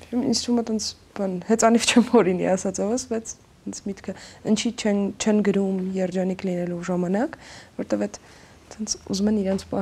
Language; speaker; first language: Armenian; native; Armenian